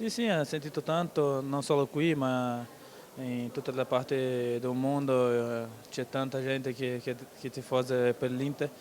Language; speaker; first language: Italian; non-native, learner; Portuguese